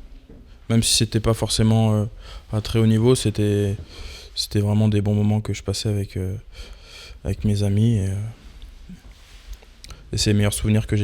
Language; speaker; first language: French; native; French